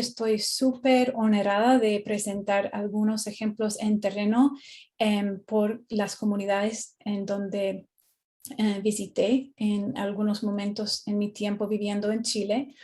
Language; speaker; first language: Spanish; non-native, fluent; English